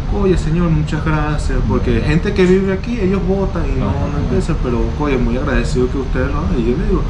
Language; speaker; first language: Spanish; native; Spanish